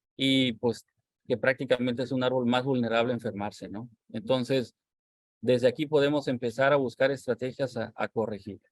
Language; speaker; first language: Spanish; native; Spanish